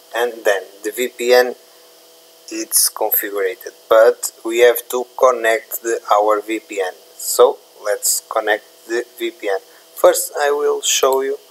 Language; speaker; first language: English; non-native, learner; Portuguese